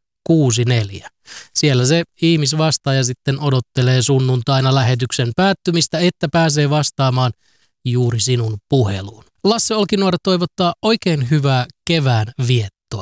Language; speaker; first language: Finnish; native; Finnish